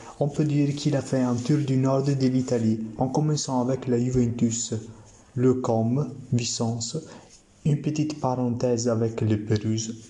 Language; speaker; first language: French; non-native, learner; Italian